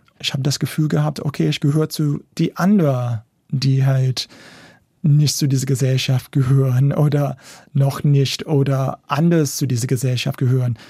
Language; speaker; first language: German; non-native, fluent; English